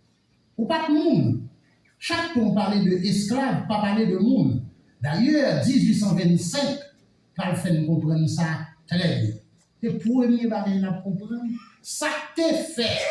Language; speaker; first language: French; non-native, local second language; Haitian Creole